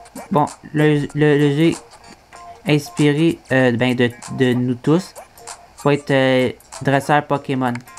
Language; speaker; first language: French; native; French